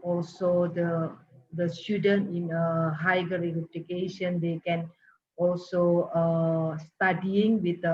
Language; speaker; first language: English; non-native, learner; Indonesian